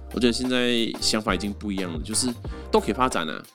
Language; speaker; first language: Chinese; non-native, local second language; Hakka Chinese